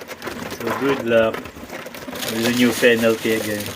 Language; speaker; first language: English; non-native, local second language; Filipino